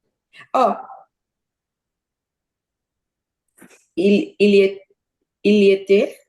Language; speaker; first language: French; non-native, learner; Portuguese